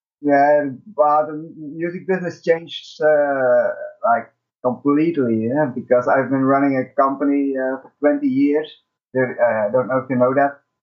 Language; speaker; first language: English; non-native, fluent; Dutch